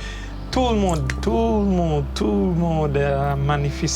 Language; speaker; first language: French; non-native, local second language; Haitian Creole